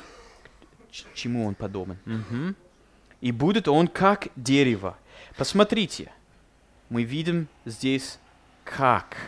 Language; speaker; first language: Russian; non-native, fluent; English